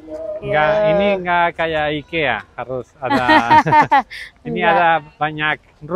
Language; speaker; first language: Indonesian; non-native, learner; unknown